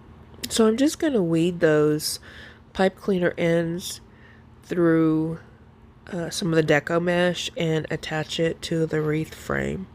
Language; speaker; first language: English; native; English